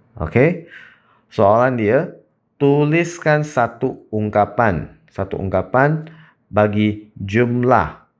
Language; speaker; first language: Malay; non-native, local second language; Chinese